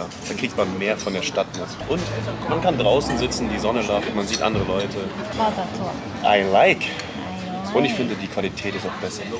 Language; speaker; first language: German; native; German